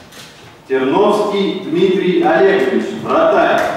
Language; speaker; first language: Russian; native; Russian